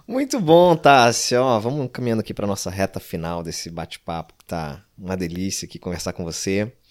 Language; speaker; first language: Portuguese; native; Portuguese